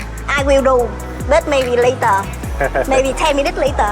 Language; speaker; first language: English; non-native, learner; Vietnamese